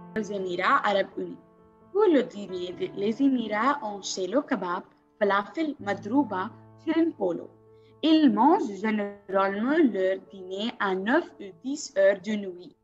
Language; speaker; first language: French; non-native, learner; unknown